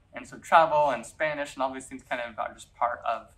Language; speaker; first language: English; native; English